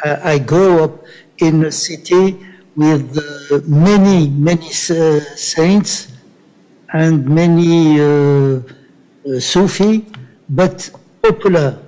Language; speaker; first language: English; non-native, learner; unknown